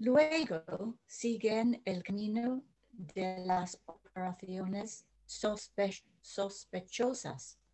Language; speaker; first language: Spanish; non-native, learner; English